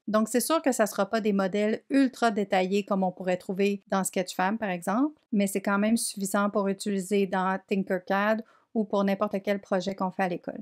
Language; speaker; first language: French; native; French